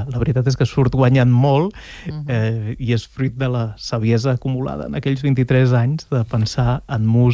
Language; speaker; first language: Catalan; native; Catalan